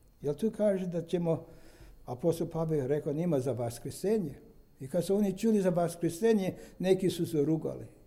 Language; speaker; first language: Serbian; non-native, fluent; Romanian